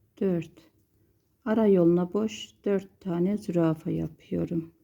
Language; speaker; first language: Turkish; native; Turkish